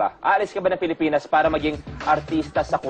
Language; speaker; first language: Filipino; native; Filipino